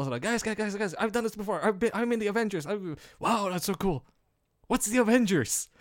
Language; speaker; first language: English; non-native, fluent; Norwegian